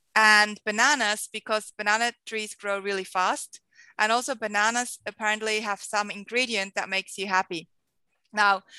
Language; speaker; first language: English; non-native, fluent; Swiss German